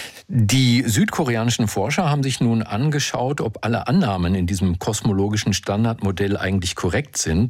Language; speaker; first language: German; native; German